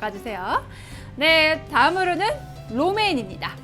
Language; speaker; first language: Korean; native; Korean